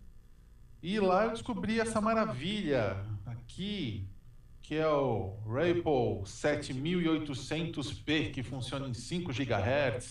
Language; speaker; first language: Portuguese; native; Portuguese